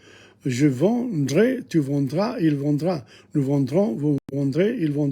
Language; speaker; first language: French; non-native, fluent; English